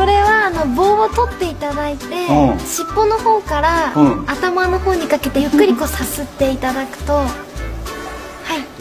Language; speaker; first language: Japanese; native; Japanese